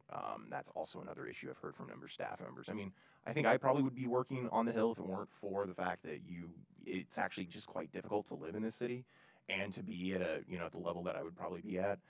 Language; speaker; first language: English; native; English